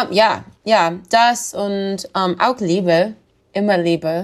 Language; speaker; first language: German; non-native, learner; English